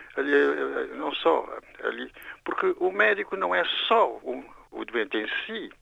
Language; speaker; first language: Portuguese; non-native, local second language; Kabuverdianu